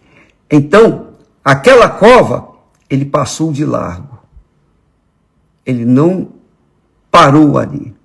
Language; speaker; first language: Portuguese; native; Portuguese